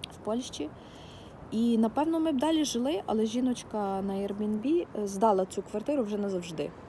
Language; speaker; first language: Ukrainian; non-native, local second language; Russian